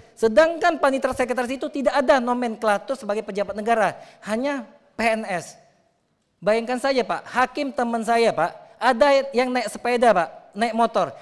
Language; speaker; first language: Indonesian; native; Indonesian